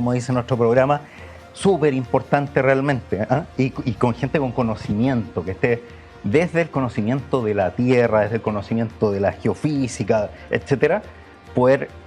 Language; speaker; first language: Spanish; native; Spanish